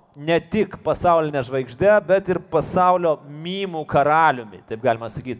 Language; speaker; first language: Lithuanian; native; Lithuanian